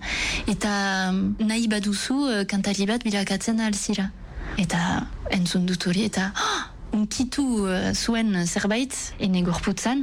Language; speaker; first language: Basque; non-native, local second language; French